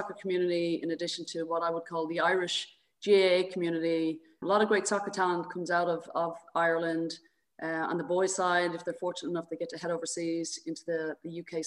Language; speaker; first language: English; native; English